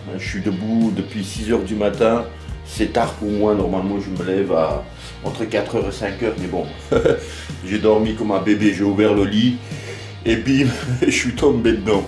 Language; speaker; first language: French; native; French